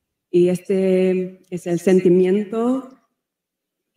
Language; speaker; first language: Spanish; non-native, learner; English